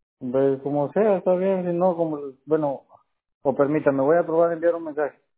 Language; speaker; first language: Spanish; native; Spanish